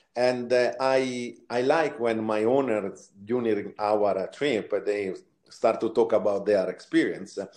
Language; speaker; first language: English; non-native, fluent; Italian